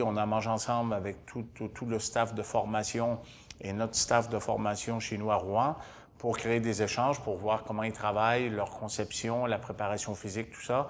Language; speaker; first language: French; native; French